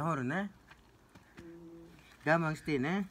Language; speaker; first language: Japanese; non-native, learner; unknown